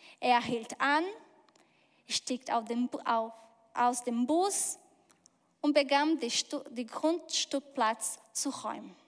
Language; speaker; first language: German; non-native, fluent; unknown